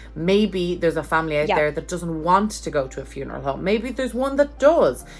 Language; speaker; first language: English; native; English